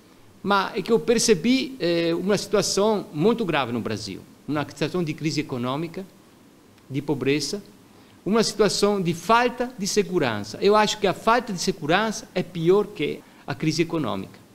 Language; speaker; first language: Portuguese; non-native, fluent; Italian